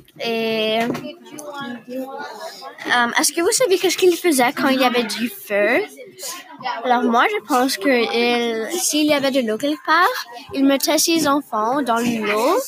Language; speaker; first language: French; non-native, learner; English